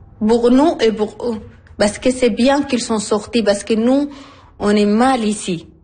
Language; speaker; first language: French; non-native, learner; Arabic